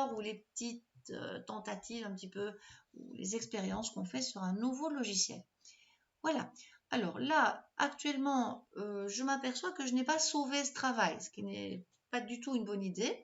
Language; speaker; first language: French; native; French